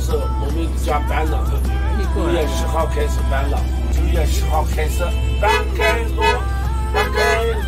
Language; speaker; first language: Chinese; non-native, local second language; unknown